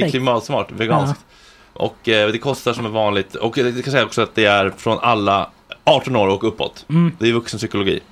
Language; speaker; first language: Swedish; native; Swedish